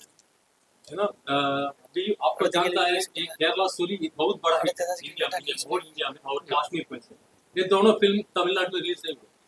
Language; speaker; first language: Hindi; non-native, learner; Tamil